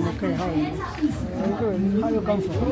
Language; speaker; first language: English; non-native, learner; Swahili